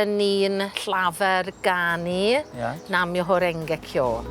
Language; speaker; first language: Welsh; non-native, learner; English